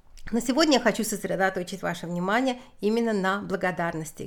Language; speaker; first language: Russian; native; Russian